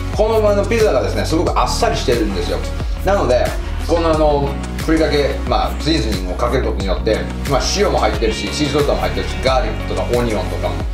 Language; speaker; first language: Japanese; native; Japanese